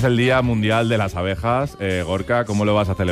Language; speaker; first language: Spanish; native; Spanish